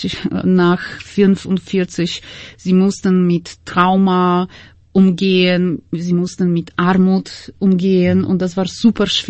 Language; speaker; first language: German; non-native, fluent; Polish